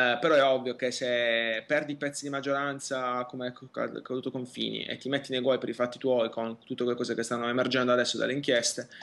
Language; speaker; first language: Italian; native; Italian